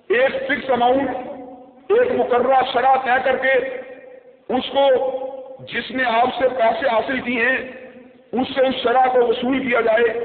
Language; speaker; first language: Urdu; non-native, local second language; Punjabi